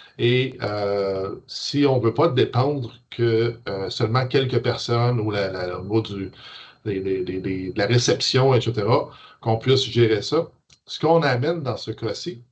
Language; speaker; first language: French; native; French